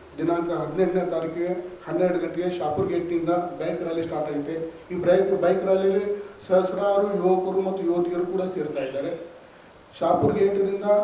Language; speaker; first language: Kannada; native; Kannada